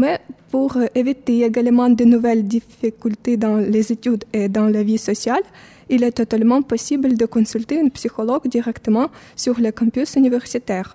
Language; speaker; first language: French; non-native, fluent; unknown